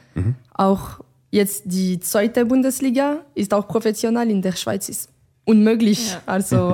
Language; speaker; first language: German; non-native, learner; French